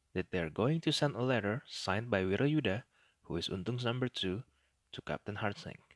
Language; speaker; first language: English; non-native, fluent; Indonesian